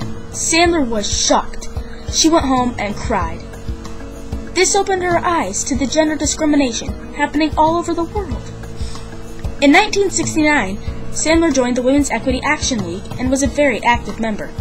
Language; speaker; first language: English; native; English